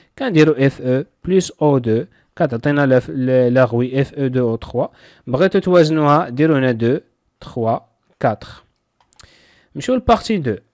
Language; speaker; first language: French; non-native, local second language; Arabic